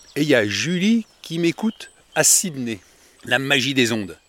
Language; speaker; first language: French; native; French